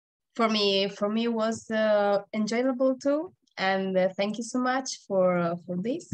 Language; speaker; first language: English; non-native, learner; Italian